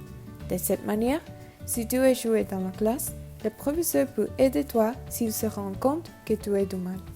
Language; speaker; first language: French; non-native, learner; Spanish